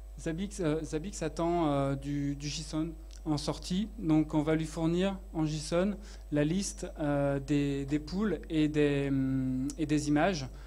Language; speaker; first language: French; native; French